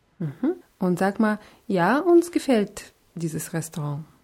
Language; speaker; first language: German; non-native, fluent; Russian